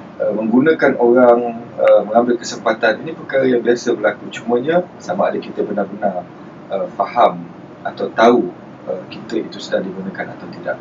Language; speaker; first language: Malay; native; Malay